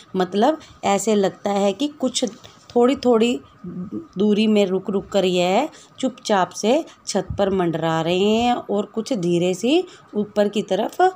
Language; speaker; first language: Hindi; native; Hindi